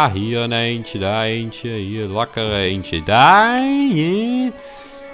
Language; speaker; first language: Dutch; native; Dutch